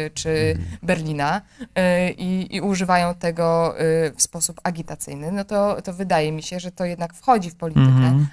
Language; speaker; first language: Polish; native; Polish